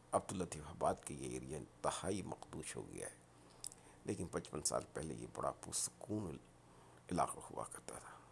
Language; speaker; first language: Urdu; native; Urdu